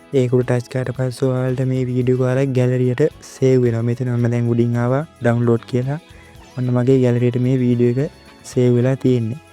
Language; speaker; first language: Sinhala; native; Sinhala